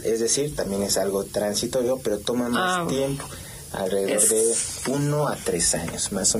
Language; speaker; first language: Spanish; native; Spanish